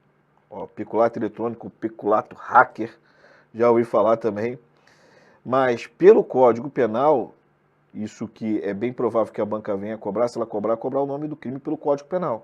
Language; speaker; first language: Portuguese; native; Portuguese